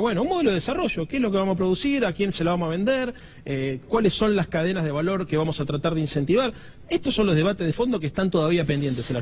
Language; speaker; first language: Spanish; native; Spanish